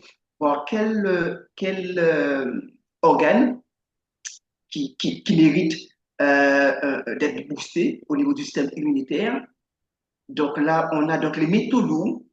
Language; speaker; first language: French; native; French